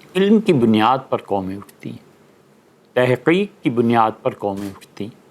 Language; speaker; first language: Urdu; native; Urdu